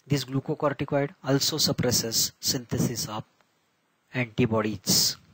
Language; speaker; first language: English; non-native, local second language; Marathi